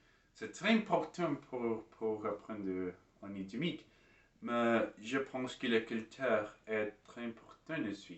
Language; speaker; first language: French; non-native, learner; English